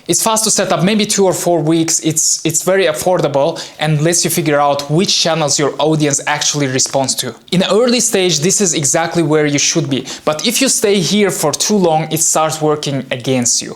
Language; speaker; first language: English; non-native, fluent; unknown